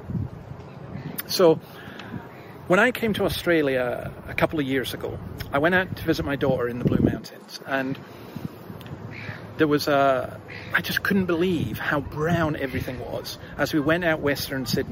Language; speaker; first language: English; native; English